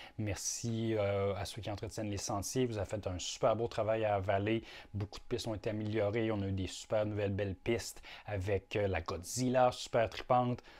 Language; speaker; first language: French; native; French